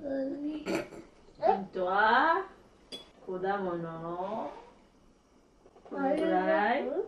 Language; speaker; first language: Japanese; non-native, learner; Arabic